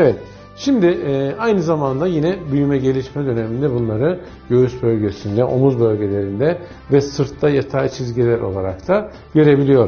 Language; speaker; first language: Turkish; native; Turkish